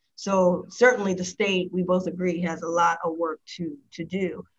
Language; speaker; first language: English; native; English